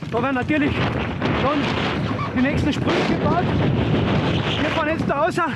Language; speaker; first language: German; native; German